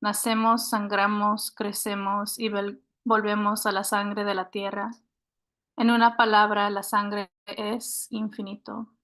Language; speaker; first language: Spanish; early bilingual, heritage; Spanish